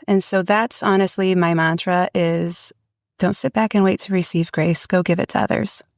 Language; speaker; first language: English; native; English